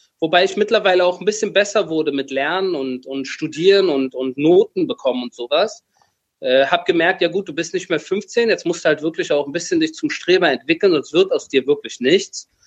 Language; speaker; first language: German; early bilingual, other home language; Persian